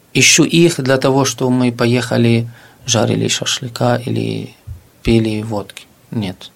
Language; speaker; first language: Russian; non-native, fluent; Arabic